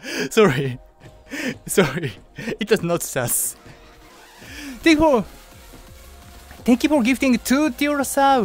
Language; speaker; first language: English; non-native, learner; Japanese